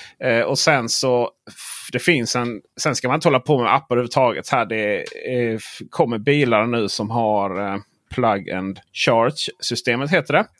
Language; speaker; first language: Swedish; native; Swedish